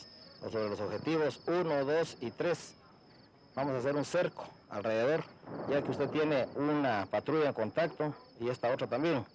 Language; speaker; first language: Spanish; native; Spanish